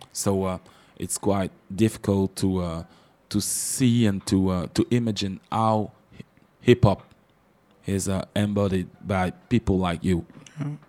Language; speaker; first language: English; non-native, learner; French